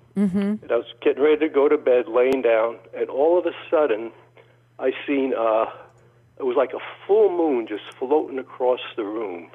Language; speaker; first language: English; early bilingual, other home language; Polish